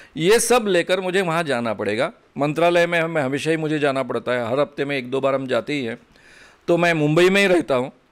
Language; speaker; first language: Hindi; non-native, local second language; Marathi